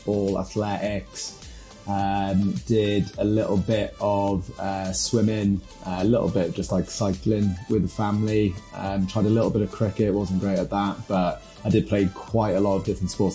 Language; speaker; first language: English; native; English